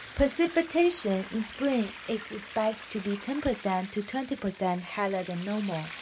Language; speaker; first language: English; non-native, fluent; Chinese